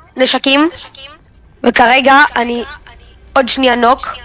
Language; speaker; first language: Hebrew; native; Hebrew